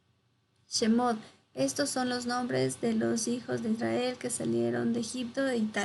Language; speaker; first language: Spanish; native; Spanish